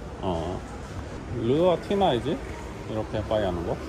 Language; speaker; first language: Korean; native; Korean